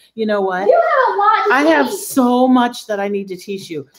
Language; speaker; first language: English; native; English